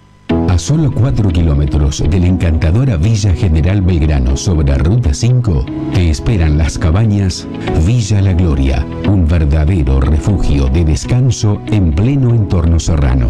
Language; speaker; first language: Spanish; native; Spanish